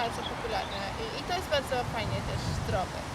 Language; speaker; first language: Polish; non-native, learner; Afrikaans